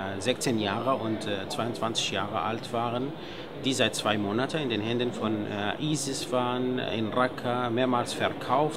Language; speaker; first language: German; non-native, fluent; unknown